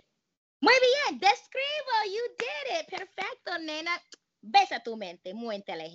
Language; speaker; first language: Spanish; non-native, fluent; English